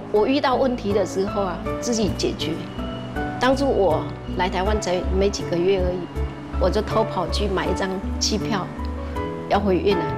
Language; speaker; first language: Chinese; non-native, fluent; Vietnamese